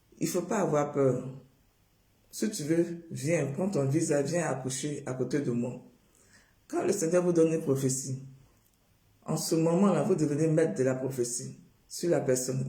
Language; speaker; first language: French; non-native, local second language; Baoulé